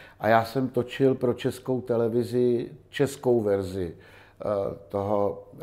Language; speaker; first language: Czech; native; Czech